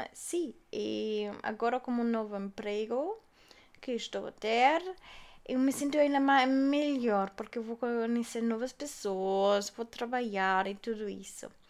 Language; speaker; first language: Portuguese; non-native, fluent; German